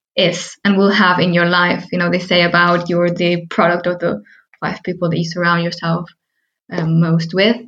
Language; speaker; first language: English; early bilingual, heritage; Spanish